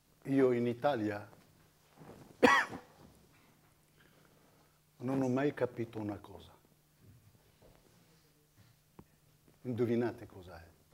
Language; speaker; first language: Italian; non-native, fluent; Arabic